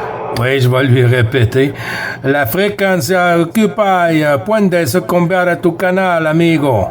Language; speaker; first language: French; native; French